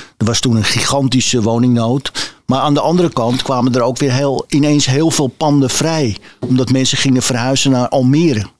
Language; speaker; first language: Dutch; native; Dutch